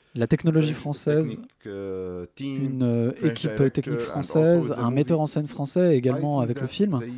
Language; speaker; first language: French; non-native, fluent; Arabic